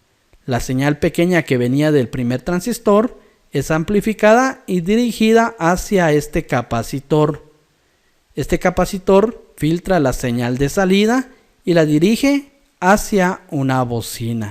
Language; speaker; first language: Spanish; native; Spanish